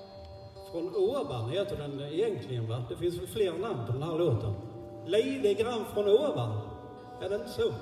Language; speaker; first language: Swedish; native; Swedish